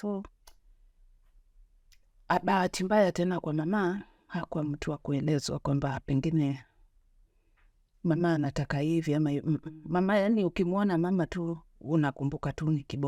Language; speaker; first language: Swahili; native; Swahili